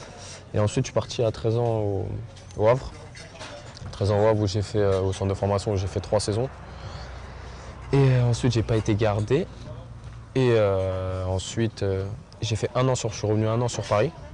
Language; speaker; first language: French; native; French